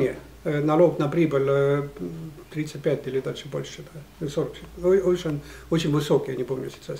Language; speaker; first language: Russian; non-native, fluent; Estonian